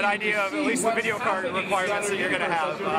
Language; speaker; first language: English; native; English